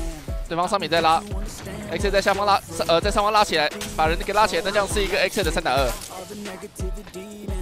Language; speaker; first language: Chinese; native; Chinese